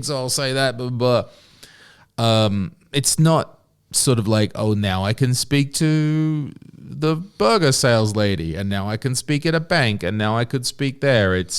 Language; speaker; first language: English; native; English